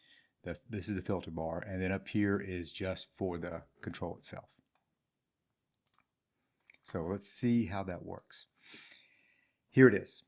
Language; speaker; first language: English; native; English